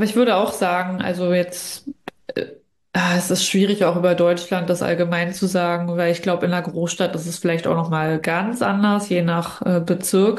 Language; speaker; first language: German; native; German